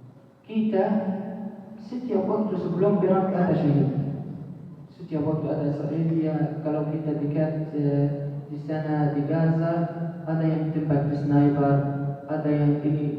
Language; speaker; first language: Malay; non-native, learner; Arabic